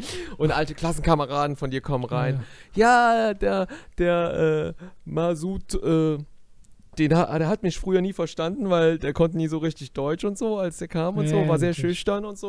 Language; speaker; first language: German; native; German